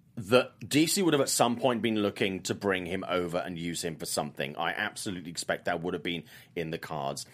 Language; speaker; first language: English; native; English